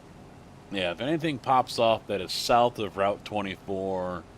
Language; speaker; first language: English; native; English